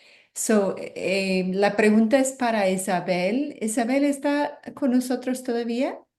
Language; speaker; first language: Spanish; non-native, fluent; English